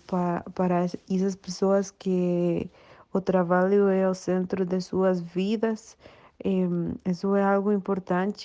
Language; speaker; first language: Portuguese; non-native, learner; Spanish